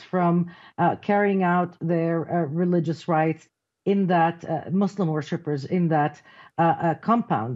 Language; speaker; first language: English; non-native, fluent; Arabic